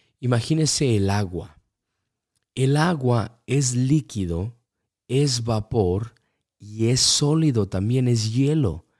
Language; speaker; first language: Spanish; early bilingual, heritage; Spanish